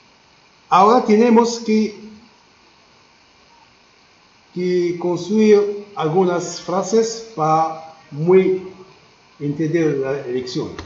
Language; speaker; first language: Spanish; non-native, learner; Arabic